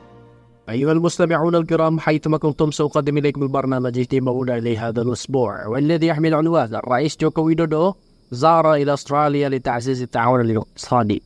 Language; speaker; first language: Arabic; non-native, fluent; Indonesian